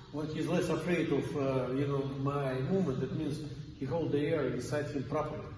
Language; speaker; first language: English; non-native, fluent; Russian